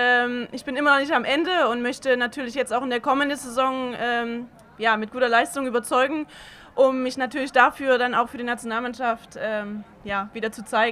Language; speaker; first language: German; native; German